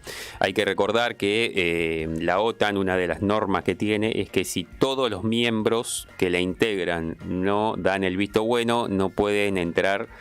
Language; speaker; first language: Spanish; native; Spanish